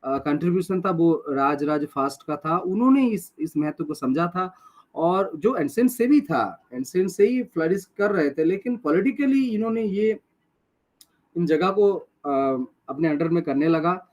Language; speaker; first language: Hindi; non-native, local second language; Bangla